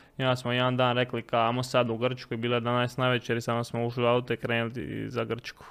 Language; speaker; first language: Croatian; native; Croatian